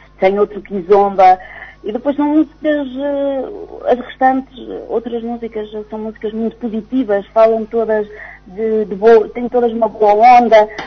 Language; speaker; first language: Portuguese; native; Portuguese